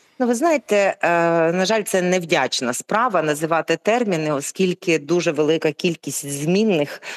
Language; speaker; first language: Ukrainian; native; Ukrainian